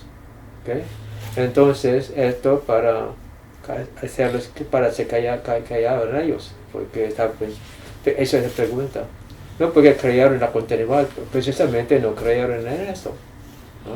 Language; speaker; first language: Spanish; non-native, fluent; English